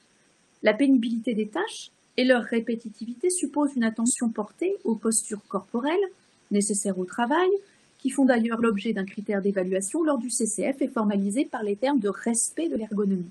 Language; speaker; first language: French; native; French